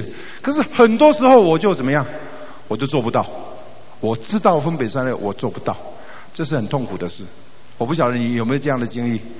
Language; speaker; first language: Chinese; native; Chinese